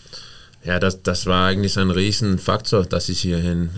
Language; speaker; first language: German; non-native, fluent; Danish